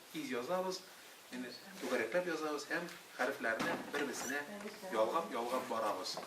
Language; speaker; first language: Tatar; native; Tatar